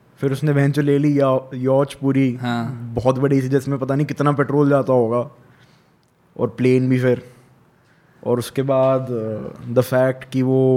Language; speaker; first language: Hindi; native; Hindi